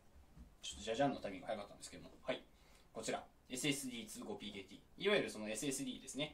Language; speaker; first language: Japanese; native; Japanese